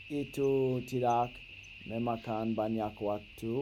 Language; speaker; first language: Indonesian; non-native, learner; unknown